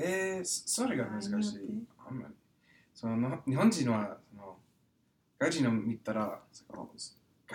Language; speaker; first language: Japanese; non-native, learner; English